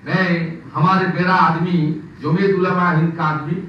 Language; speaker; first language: Hindi; non-native, local second language; Bangla